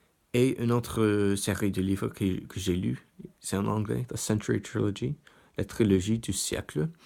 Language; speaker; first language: French; non-native, learner; English